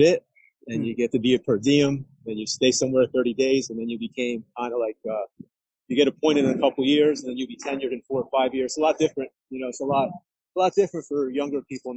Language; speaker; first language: English; native; English